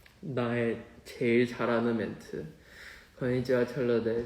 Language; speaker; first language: Korean; non-native, fluent; Chinese